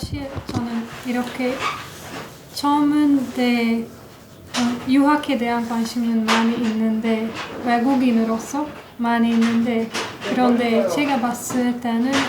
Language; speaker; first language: Korean; non-native, fluent; Hungarian